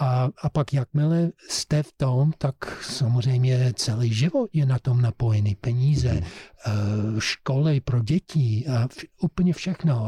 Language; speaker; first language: Czech; non-native, fluent; English